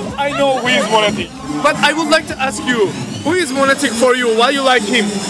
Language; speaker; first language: English; non-native, fluent; Turkish